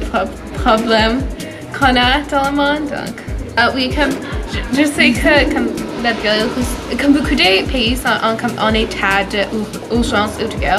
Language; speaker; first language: French; non-native, learner; English